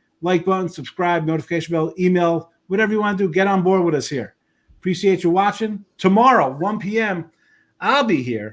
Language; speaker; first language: English; native; English